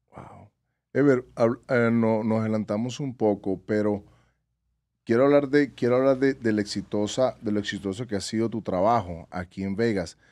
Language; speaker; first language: Spanish; native; Spanish